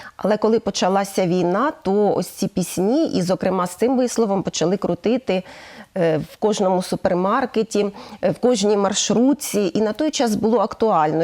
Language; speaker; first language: Ukrainian; native; Ukrainian